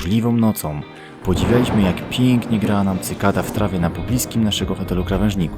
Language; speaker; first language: Polish; native; Polish